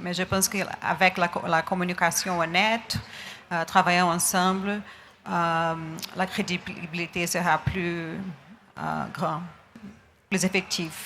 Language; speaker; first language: French; non-native, learner; Portuguese